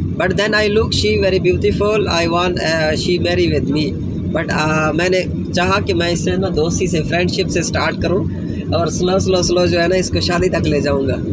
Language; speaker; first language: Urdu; non-native, local second language; Saraiki